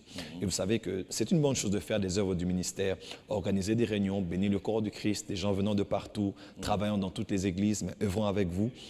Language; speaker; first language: French; non-native, local second language; Lingala